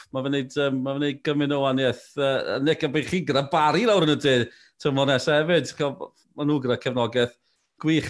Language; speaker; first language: Welsh; native; Welsh